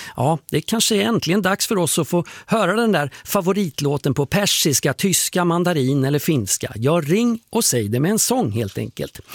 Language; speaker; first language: Swedish; native; Swedish